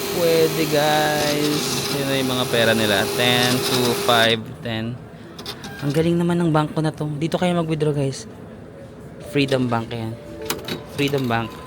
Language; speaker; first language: Filipino; native; Filipino